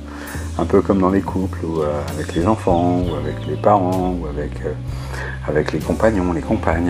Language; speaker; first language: French; native; French